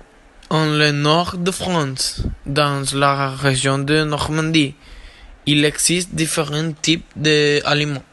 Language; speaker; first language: French; non-native, learner; Spanish